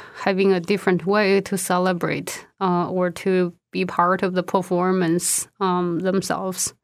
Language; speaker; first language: English; non-native, fluent; Chinese